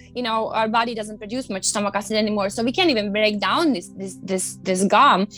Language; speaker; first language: English; non-native, fluent; Latvian